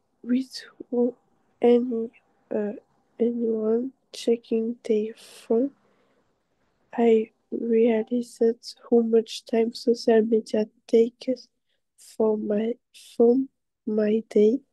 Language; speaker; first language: English; non-native, learner; French